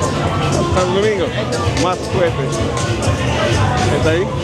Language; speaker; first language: Spanish; non-native, learner; English